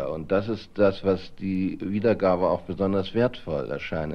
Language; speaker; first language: German; native; German